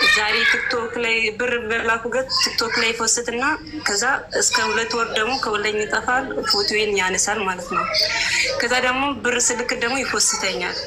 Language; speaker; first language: Amharic; native; Amharic